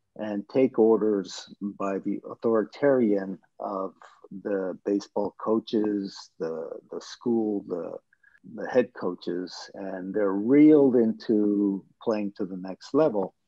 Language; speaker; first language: English; non-native, fluent; Japanese